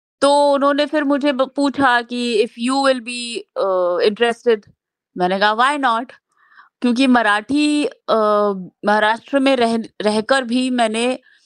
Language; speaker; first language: Hindi; native; Hindi